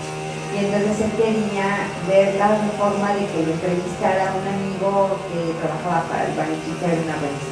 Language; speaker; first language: Spanish; native; Spanish